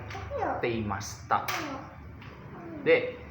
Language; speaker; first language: Japanese; non-native, learner; Indonesian